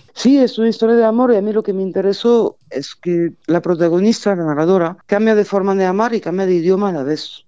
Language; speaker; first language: Spanish; non-native, fluent; French